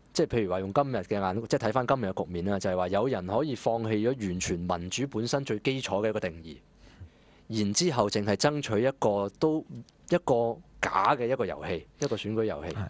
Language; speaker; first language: Cantonese; native; Cantonese